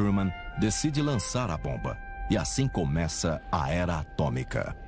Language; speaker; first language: Portuguese; native; Portuguese